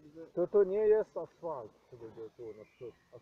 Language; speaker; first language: Polish; non-native, learner; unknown